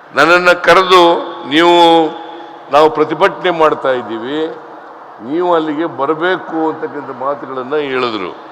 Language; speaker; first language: Kannada; native; Kannada